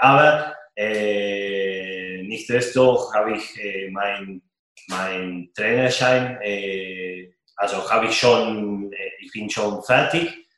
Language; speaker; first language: German; non-native, fluent; Spanish